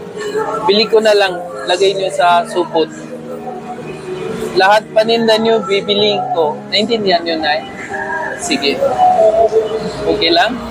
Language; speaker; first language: Filipino; non-native, learner; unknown